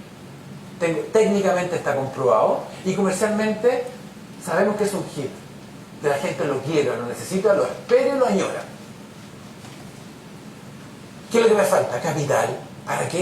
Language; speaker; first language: Spanish; native; Spanish